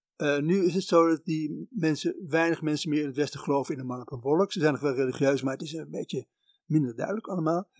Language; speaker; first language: Dutch; native; Dutch